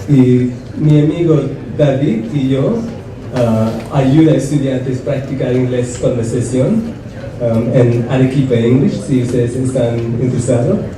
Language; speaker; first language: Spanish; non-native, fluent; English